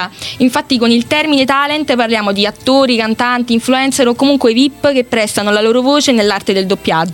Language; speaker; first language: Italian; native; Italian